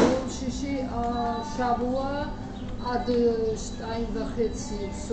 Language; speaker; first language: Hebrew; non-native, learner; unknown